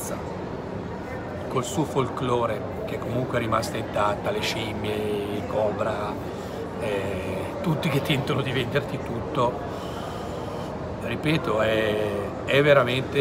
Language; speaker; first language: Italian; native; Italian